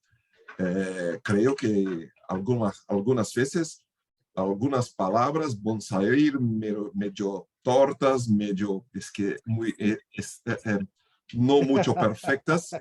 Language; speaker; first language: Spanish; non-native, fluent; Portuguese